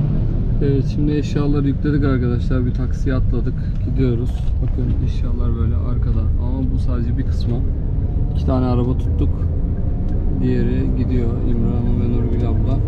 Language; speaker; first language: Turkish; native; Turkish